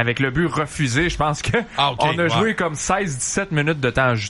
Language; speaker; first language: French; native; French